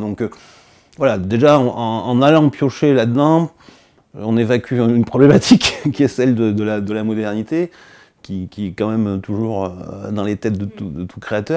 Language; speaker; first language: French; native; French